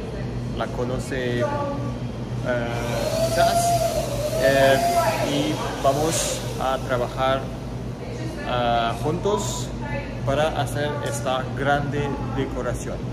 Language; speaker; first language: Spanish; non-native, learner; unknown